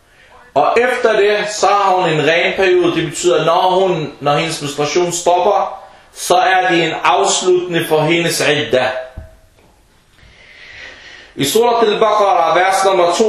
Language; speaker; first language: Danish; early bilingual, other home language; Arabic